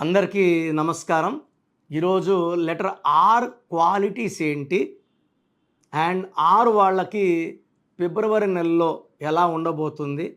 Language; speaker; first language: Telugu; native; Telugu